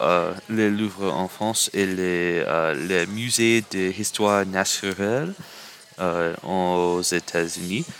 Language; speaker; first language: French; non-native, learner; English